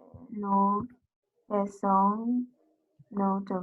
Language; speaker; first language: French; non-native, learner; English